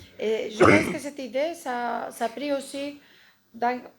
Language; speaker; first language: French; non-native, fluent; Spanish